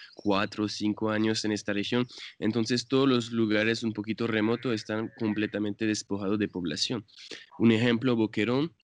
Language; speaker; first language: Spanish; non-native, fluent; French